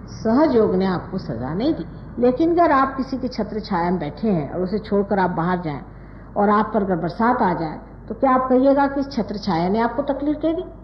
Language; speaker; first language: Hindi; non-native, local second language; Marathi